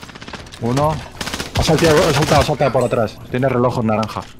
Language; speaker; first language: Spanish; native; Spanish